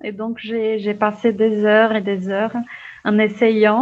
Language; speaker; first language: French; non-native, fluent; Portuguese